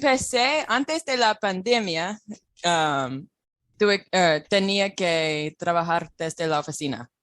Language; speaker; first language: Spanish; non-native, fluent; English